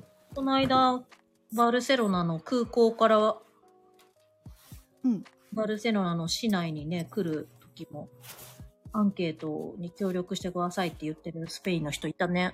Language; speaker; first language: Japanese; native; Japanese